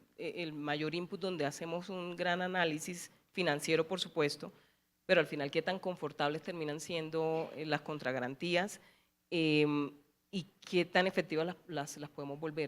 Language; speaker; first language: Spanish; native; Spanish